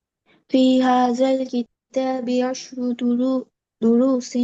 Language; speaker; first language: Arabic; non-native, learner; Bangla